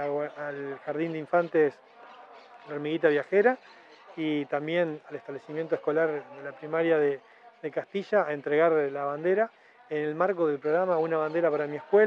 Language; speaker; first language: Spanish; native; Spanish